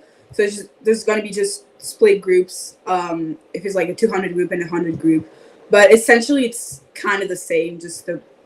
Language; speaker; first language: English; non-native, fluent; French